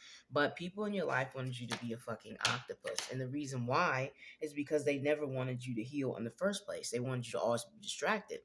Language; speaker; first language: English; native; English